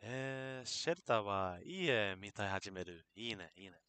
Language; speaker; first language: Japanese; non-native, learner; English